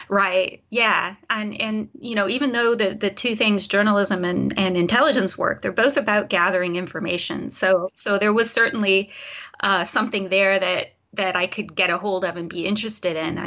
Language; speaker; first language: English; native; English